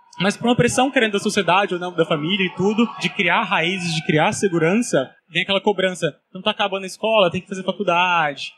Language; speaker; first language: Portuguese; native; Portuguese